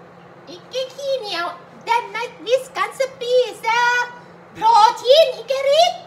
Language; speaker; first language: Norwegian; non-native, learner; Thai